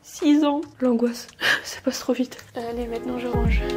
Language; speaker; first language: French; native; French